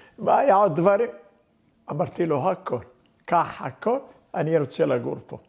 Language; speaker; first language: Hebrew; non-native, fluent; Arabic